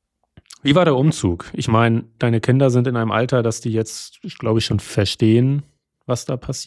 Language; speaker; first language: German; native; German